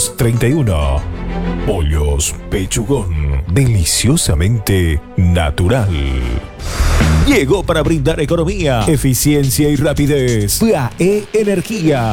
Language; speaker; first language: Spanish; native; Spanish